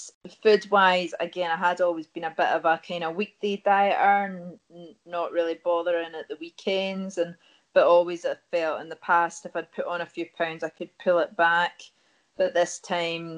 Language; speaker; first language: English; native; English